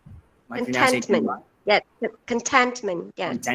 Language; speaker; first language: English; non-native, learner; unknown